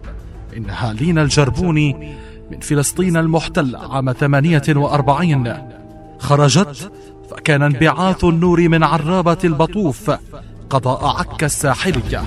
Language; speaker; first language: Arabic; native; Arabic